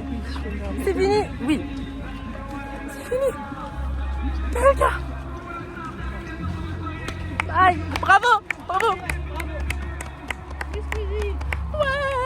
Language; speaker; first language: French; native; French